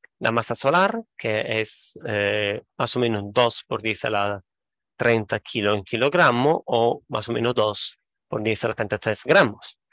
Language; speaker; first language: Spanish; non-native, fluent; Italian